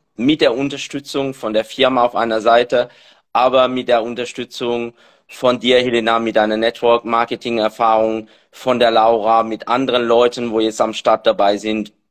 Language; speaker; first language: German; non-native, fluent; French